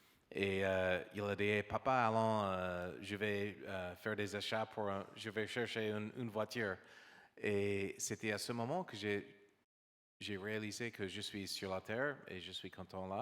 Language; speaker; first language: French; non-native, learner; English